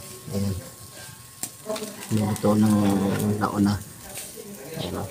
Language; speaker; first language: Filipino; native; Filipino